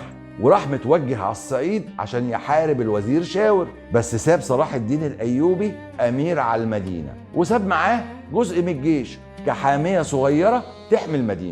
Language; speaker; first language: Arabic; native; Arabic